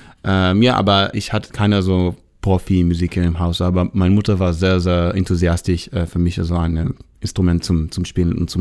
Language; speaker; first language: German; non-native, learner; Hebrew